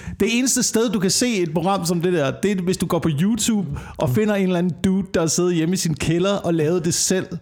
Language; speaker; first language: Danish; native; Danish